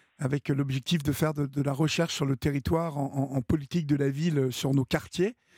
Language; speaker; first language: French; native; French